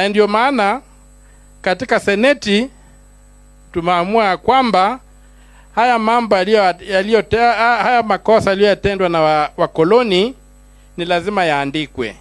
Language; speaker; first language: Swahili; non-native, local second language; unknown